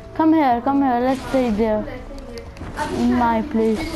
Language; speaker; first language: English; non-native, learner; Italian